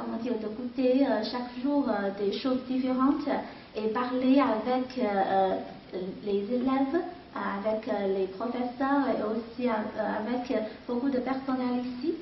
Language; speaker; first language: French; non-native, fluent; Chinese